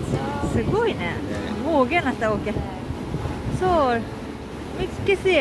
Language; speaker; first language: Swedish; non-native, learner; Japanese